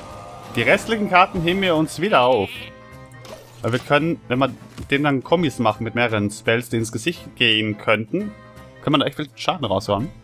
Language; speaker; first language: German; native; German